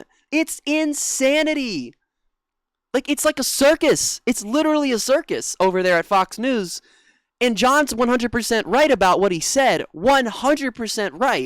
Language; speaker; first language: English; native; English